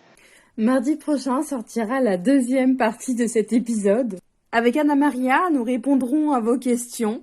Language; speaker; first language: French; native; French